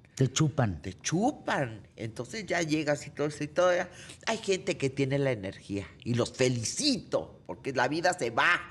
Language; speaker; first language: Spanish; native; Spanish